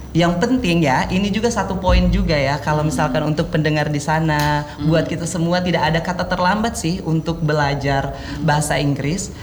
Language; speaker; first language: Indonesian; non-native, local second language; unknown